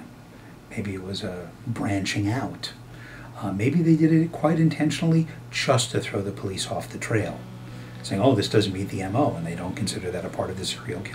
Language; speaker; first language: English; native; English